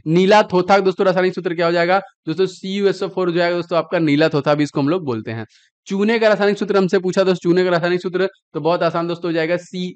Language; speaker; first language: Hindi; native; Hindi